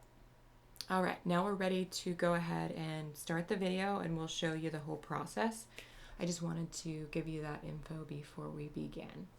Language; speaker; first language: English; native; English